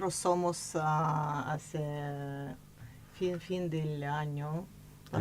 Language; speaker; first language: Spanish; non-native, fluent; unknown